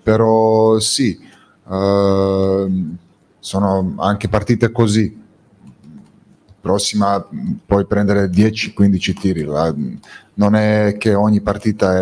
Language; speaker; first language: Italian; non-native, fluent; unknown